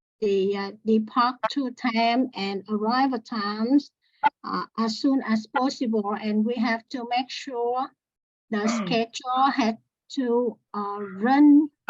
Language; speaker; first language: English; non-native, learner; Vietnamese